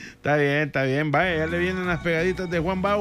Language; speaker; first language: Spanish; native; Spanish